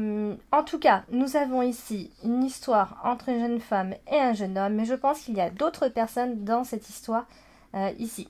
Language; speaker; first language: French; native; French